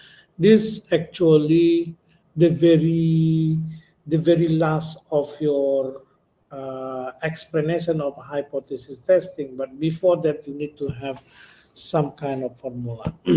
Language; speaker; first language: English; non-native, local second language; Indonesian